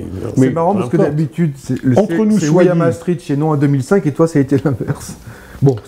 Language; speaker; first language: French; native; French